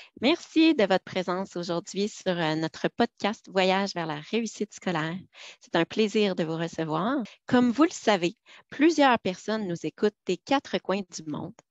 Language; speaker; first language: French; native; French